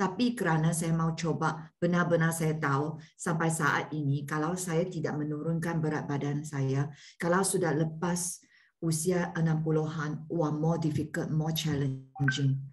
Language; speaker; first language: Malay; non-native, local second language; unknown